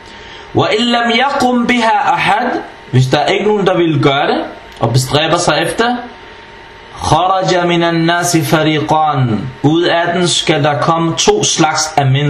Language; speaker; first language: Danish; non-native, fluent; Arabic